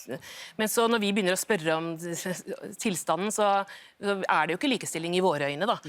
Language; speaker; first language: Norwegian; native; Norwegian